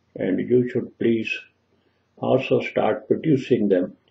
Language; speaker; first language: English; non-native, local second language; Punjabi